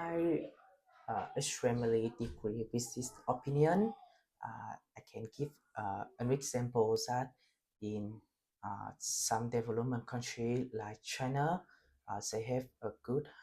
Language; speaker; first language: English; non-native, learner; Vietnamese